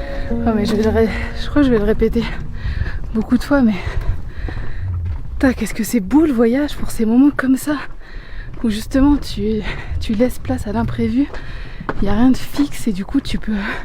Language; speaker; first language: French; native; French